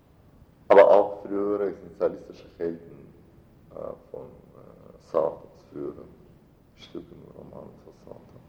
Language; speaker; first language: German; non-native, fluent; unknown